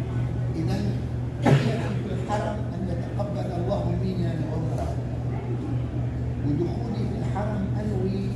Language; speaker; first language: Arabic; native; Arabic